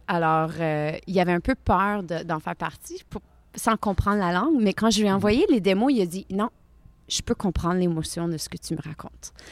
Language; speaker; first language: French; native; French